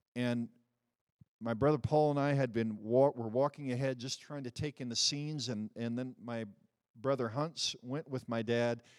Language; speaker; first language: English; early bilingual, other home language; Dutch